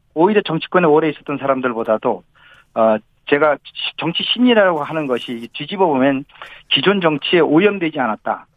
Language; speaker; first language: Korean; native; Korean